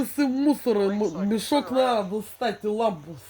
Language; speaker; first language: Russian; native; Russian